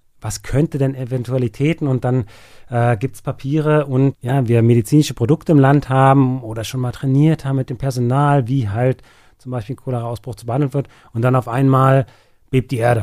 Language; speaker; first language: German; native; German